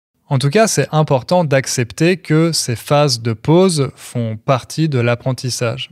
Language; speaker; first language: French; native; French